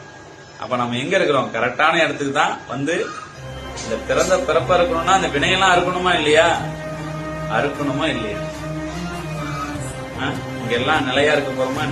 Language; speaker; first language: Tamil; native; Tamil